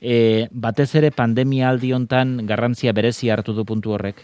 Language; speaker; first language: Basque; native; Basque